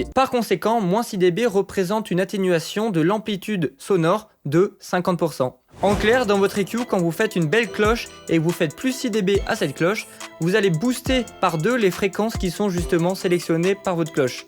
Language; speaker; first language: French; native; French